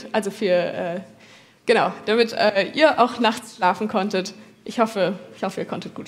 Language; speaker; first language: German; native; German